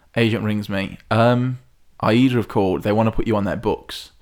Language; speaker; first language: English; native; English